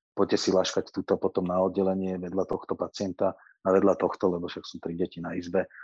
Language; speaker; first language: Slovak; native; Slovak